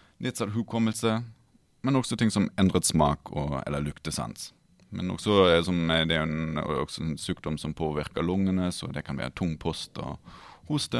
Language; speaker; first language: Norwegian; non-native, fluent; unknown